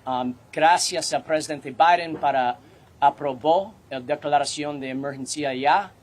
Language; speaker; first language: Spanish; non-native, learner; English